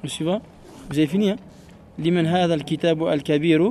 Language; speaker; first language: Arabic; non-native, learner; French